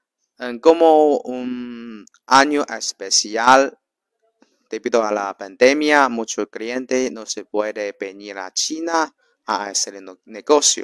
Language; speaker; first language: Spanish; non-native, learner; Chinese